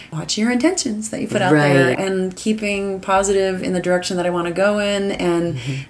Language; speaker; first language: English; native; English